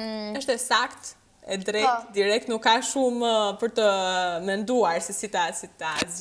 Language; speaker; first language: Albanian; native; Albanian